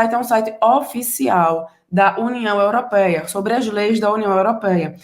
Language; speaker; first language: Portuguese; native; Portuguese